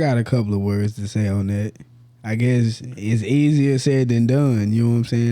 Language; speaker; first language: English; native; English